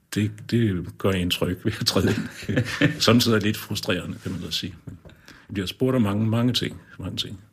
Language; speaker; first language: Danish; native; Danish